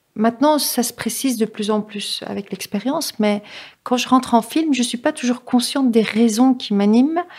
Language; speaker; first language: French; native; French